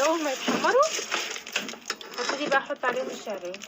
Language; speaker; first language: Arabic; native; Arabic